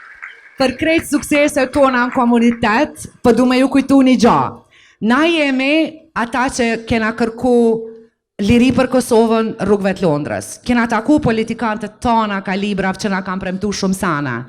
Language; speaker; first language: Albanian; native; Albanian